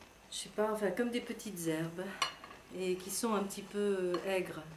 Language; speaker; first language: French; native; French